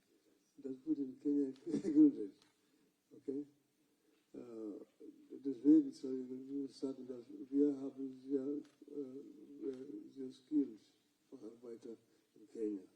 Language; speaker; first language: German; non-native, fluent; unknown